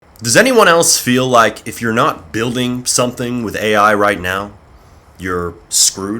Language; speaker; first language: English; native; English